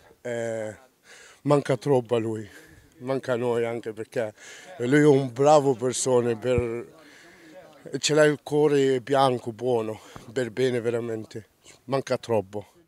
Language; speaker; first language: Italian; non-native, learner; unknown